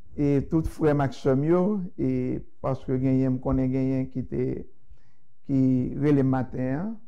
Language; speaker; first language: English; non-native, fluent; Haitian Creole